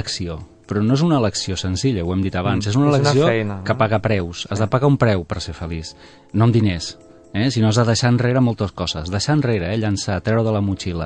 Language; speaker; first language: Catalan; native; Catalan